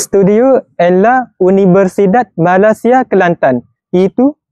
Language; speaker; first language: Spanish; non-native, learner; Malay